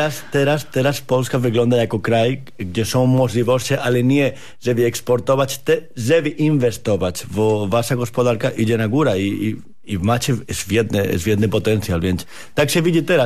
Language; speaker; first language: Polish; non-native, fluent; Spanish